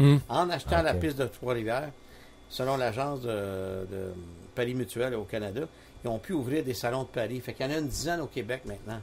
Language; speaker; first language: French; native; French